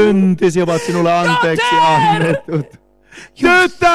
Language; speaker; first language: Finnish; native; Finnish